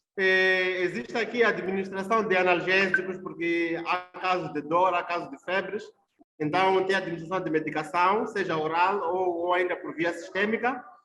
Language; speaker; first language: Portuguese; non-native, local second language; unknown